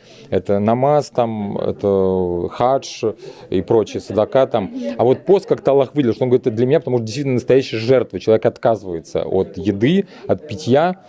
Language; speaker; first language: Russian; native; Russian